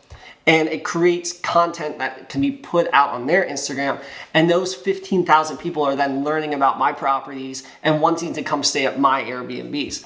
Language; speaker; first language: English; native; English